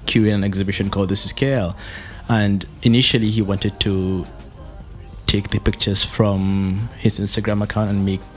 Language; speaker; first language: English; non-native, local second language; Hausa